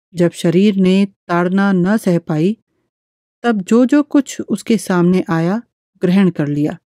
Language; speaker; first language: Hindi; native; Hindi